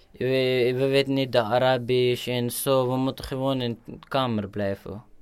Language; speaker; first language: Dutch; non-native, learner; Urdu